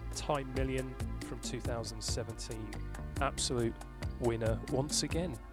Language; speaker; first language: English; native; English